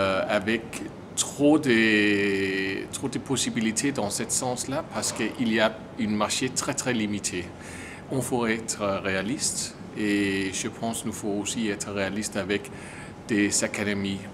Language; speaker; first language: French; non-native, learner; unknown